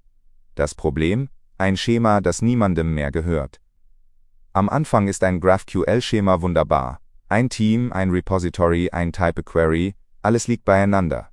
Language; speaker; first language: German; native; German